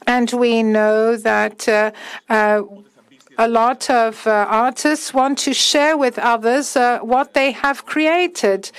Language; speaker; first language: English; non-native, fluent; German